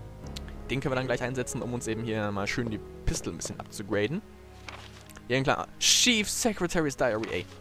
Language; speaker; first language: German; native; German